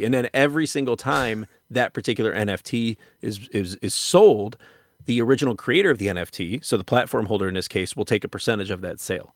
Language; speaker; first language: English; native; English